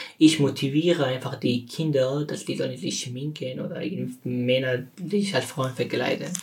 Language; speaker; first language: German; non-native, learner; Persian